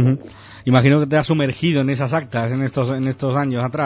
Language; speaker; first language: Spanish; native; Spanish